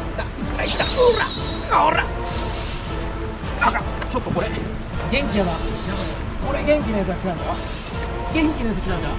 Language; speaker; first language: Japanese; native; Japanese